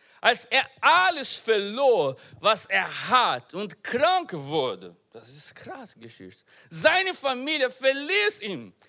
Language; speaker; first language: German; non-native, learner; Portuguese